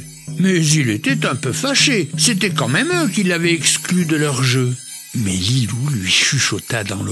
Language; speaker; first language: French; native; French